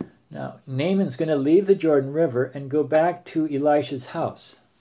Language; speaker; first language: English; native; English